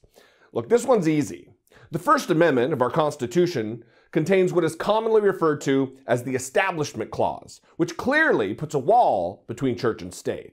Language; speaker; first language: English; native; English